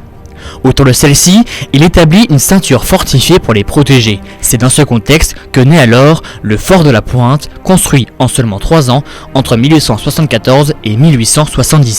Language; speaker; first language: French; native; French